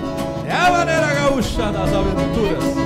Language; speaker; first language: Portuguese; native; Portuguese